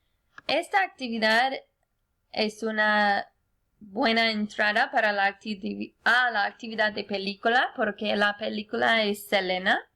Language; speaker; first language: Spanish; non-native, fluent; English